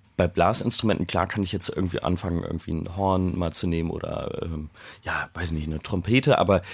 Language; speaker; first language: German; native; German